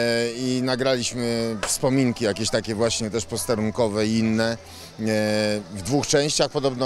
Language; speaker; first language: Polish; native; Polish